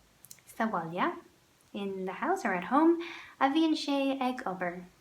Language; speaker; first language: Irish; non-native, local second language; English